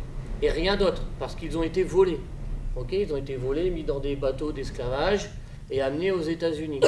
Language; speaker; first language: French; native; French